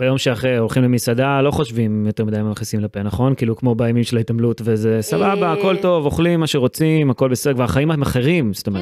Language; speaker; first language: Hebrew; native; Hebrew